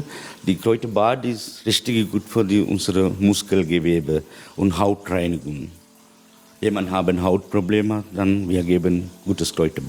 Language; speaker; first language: German; non-native, learner; Sinhala